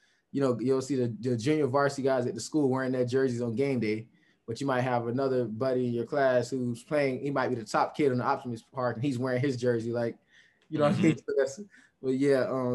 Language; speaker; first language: English; native; English